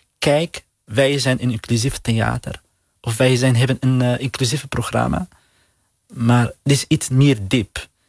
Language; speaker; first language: Dutch; non-native, learner; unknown